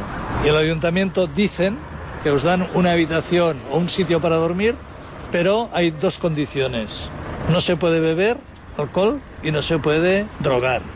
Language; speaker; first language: Spanish; native; Spanish